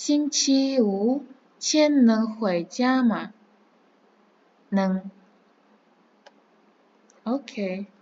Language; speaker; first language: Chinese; non-native, fluent; Kazakh